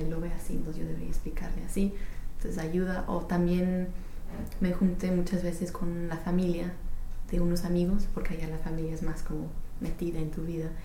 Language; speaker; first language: Spanish; non-native, fluent; English